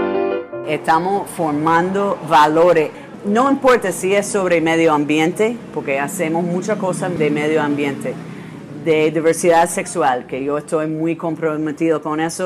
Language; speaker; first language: Spanish; non-native, fluent; English